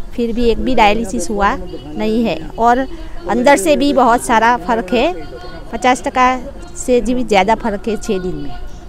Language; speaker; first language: Hindi; non-native, local second language; Gujarati